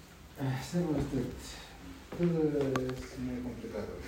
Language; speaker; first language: Spanish; non-native, learner; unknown